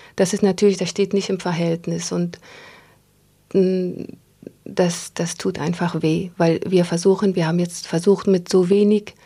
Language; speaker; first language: German; non-native, fluent; Pashto